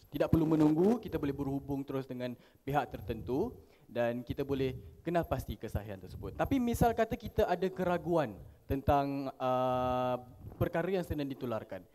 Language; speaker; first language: Malay; native; Malay